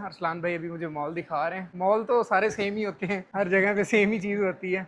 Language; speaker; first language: Urdu; non-native, local second language; Punjabi